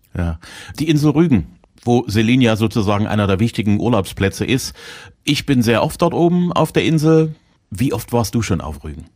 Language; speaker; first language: German; native; German